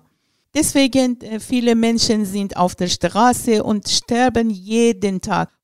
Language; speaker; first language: German; non-native, learner; Persian